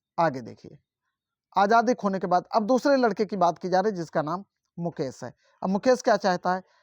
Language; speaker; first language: Hindi; native; Hindi